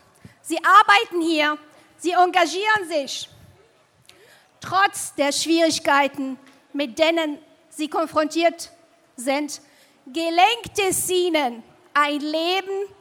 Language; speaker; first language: German; non-native, fluent; Arabic